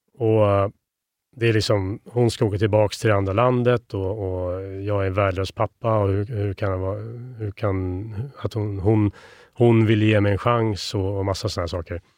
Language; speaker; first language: Swedish; native; Swedish